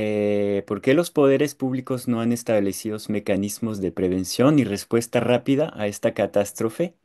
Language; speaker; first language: Spanish; non-native, fluent; French